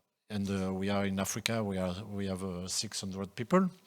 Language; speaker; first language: English; non-native, local second language; French